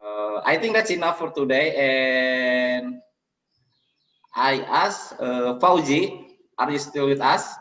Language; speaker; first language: English; non-native, learner; Indonesian